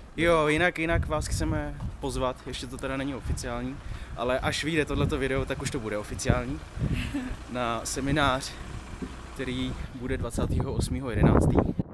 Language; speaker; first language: Czech; early bilingual, other home language; Vietnamese